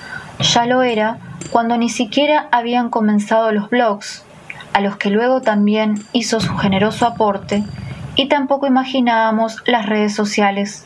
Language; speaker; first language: Spanish; native; Spanish